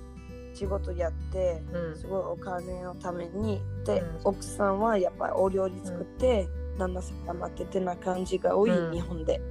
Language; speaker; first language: Japanese; non-native, learner; French